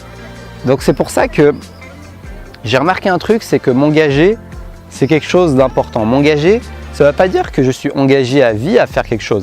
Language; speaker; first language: French; native; French